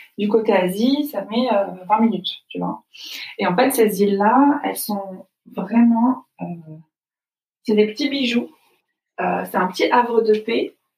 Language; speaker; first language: French; native; French